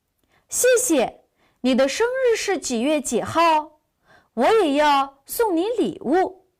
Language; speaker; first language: Chinese; non-native, local second language; Uyghur